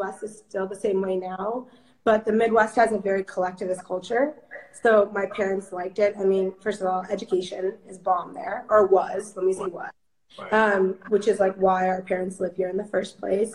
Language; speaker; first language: English; early bilingual, other home language; Amharic